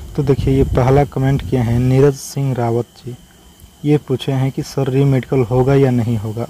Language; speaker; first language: Hindi; native; Hindi